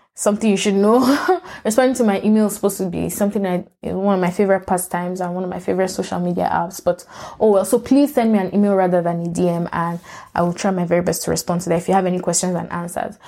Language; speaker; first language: English; non-native, local second language; Yoruba